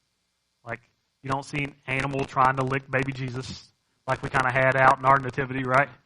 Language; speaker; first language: English; native; English